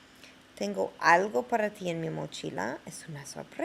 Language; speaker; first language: Spanish; non-native, fluent; English